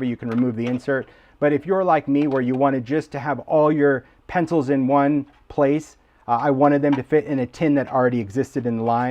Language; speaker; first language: English; native; English